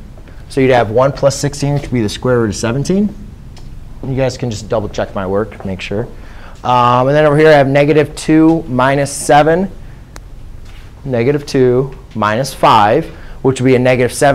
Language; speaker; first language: English; native; English